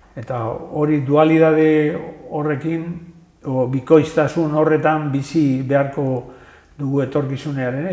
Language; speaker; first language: Basque; non-native, local second language; Spanish